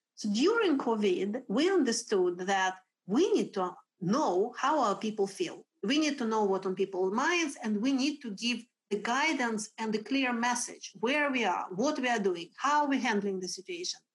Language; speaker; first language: English; non-native, fluent; Russian